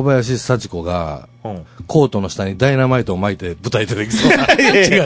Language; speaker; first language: Japanese; native; Japanese